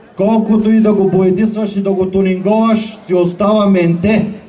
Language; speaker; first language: Bulgarian; non-native, local second language; Turkish